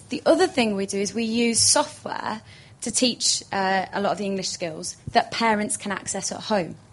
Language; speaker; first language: English; native; English